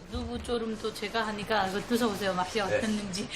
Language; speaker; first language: Korean; non-native, learner; Nepali